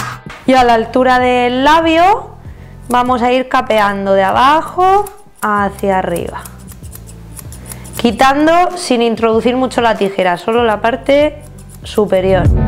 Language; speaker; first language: Spanish; native; Spanish